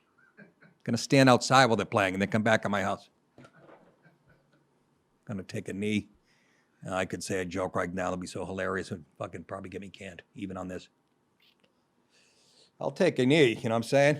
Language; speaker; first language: English; native; English